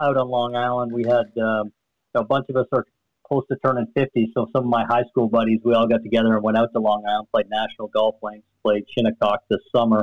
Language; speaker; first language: English; native; English